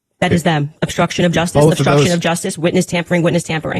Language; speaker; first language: English; native; English